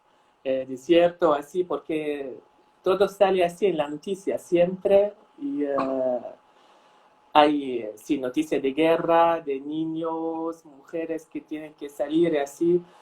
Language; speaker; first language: Spanish; non-native, fluent; Arabic